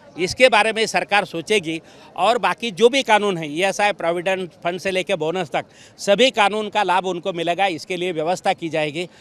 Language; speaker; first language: Hindi; non-native, local second language; Marathi